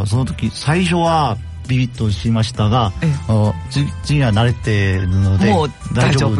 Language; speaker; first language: Japanese; non-native, learner; Korean